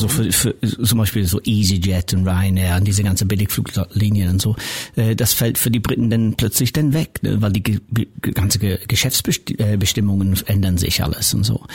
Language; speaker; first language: German; non-native, fluent; English